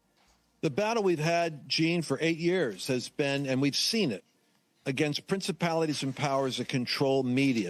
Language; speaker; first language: English; native; English